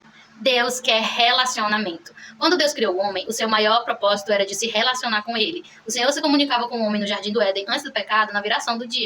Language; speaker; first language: Portuguese; native; Portuguese